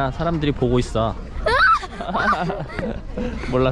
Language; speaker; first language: Korean; native; Korean